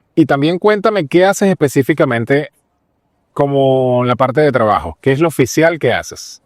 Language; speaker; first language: Spanish; native; Spanish